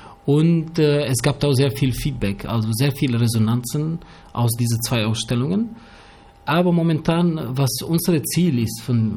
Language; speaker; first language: German; early bilingual, other home language; Albanian